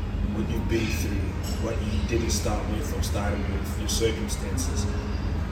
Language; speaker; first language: English; non-native, local second language; Nyanja